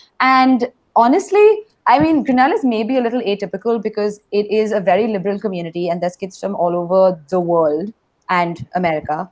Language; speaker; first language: English; non-native, local second language; Hindi